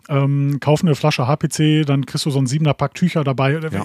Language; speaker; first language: German; native; German